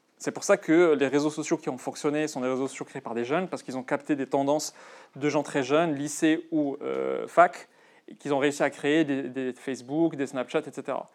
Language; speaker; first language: French; non-native, local second language; Arabic